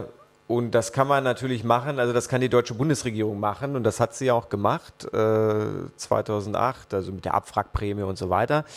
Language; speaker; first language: German; native; German